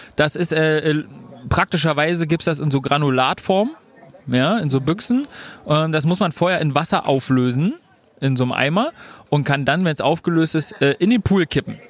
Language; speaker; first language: German; native; German